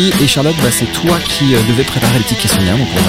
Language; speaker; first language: French; native; French